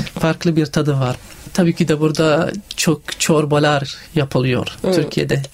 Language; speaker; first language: Turkish; non-native, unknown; Arabic